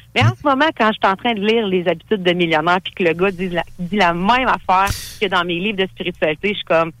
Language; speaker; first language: French; native; French